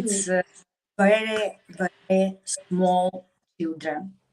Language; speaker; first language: English; non-native, learner; Russian